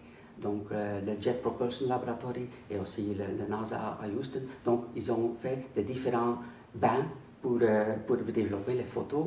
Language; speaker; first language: French; non-native, local second language; Dutch